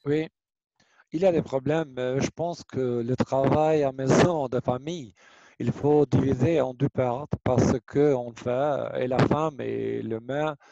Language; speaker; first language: French; non-native, learner; Albanian